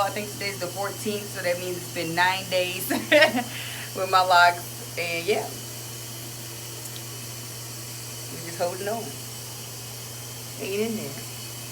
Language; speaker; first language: English; native; English